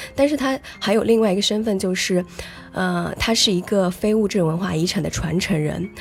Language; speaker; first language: Chinese; native; Chinese